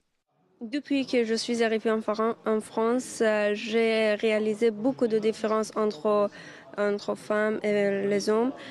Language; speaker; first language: French; non-native, learner; Persian